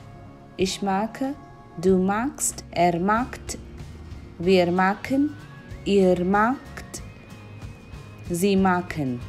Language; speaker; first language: German; non-native, fluent; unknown